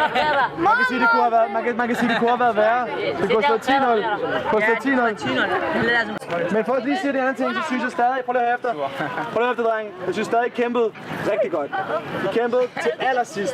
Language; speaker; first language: Danish; native; Danish